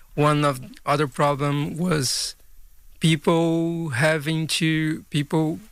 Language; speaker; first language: English; non-native, fluent; Portuguese